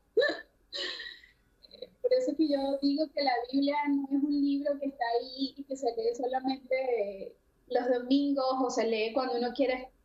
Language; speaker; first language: Spanish; native; Spanish